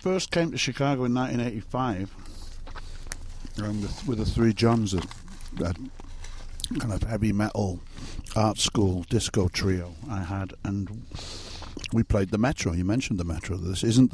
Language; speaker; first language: English; native; English